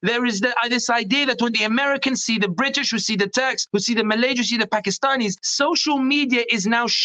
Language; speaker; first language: English; native; English